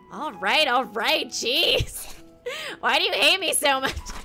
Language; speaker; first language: English; native; English